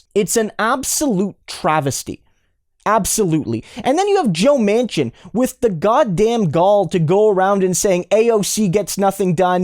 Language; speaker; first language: English; native; English